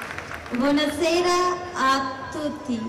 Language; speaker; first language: Italian; non-native, learner; Tamil